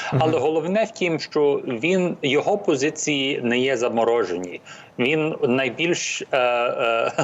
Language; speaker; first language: Ukrainian; early bilingual, heritage; English